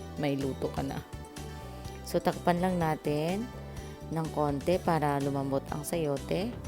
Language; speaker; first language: Filipino; non-native, local second language; Cebuano